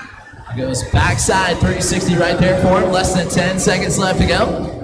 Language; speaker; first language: English; native; English